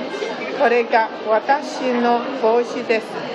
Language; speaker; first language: Japanese; non-native, learner; Chinese